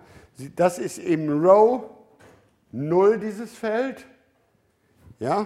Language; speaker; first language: German; native; German